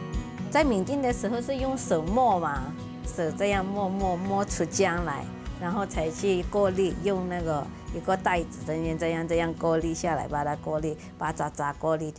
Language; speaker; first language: Chinese; early bilingual, heritage; Chinese